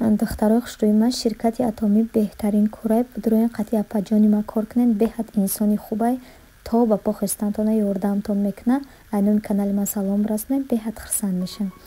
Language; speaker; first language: Tajik; early bilingual, heritage; Tajik